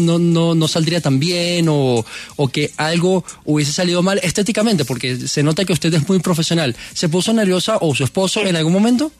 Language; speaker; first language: Spanish; native; Spanish